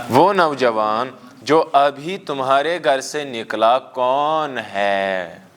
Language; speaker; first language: Urdu; non-native, local second language; Kashmiri